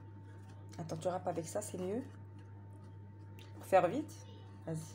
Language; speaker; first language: French; non-native, local second language; Arabic